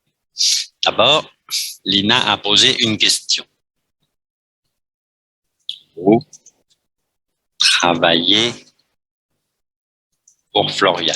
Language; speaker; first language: French; non-native, fluent; Vietnamese